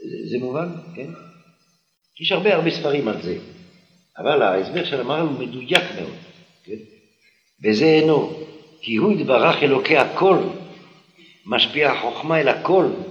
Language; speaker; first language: Hebrew; non-native, fluent; French